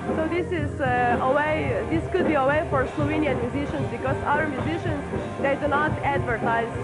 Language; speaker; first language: English; non-native, learner; Slovenian